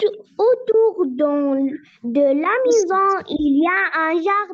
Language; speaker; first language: French; non-native, learner; Arabic